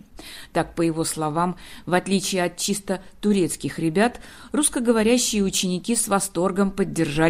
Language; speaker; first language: Russian; native; Russian